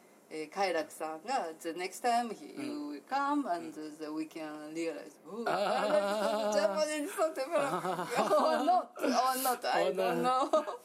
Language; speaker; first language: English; non-native, learner; Japanese